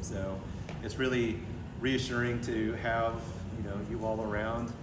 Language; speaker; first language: English; native; English